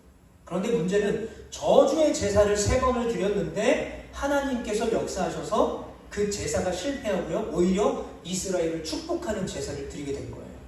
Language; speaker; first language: Korean; native; Korean